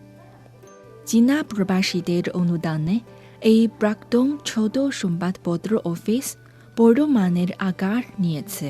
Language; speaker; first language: Bangla; non-native, fluent; Chinese